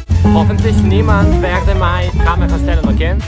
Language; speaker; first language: German; non-native, learner; Serbian